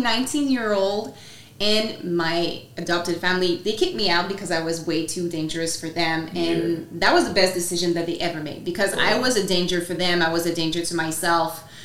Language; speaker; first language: English; non-native, fluent; French